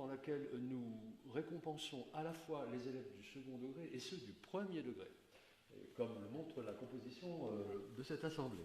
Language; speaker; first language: French; native; French